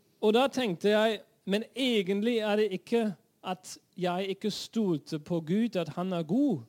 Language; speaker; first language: Norwegian; non-native, fluent; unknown